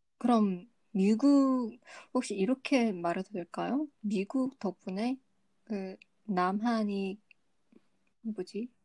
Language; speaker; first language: Korean; non-native, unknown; Vietnamese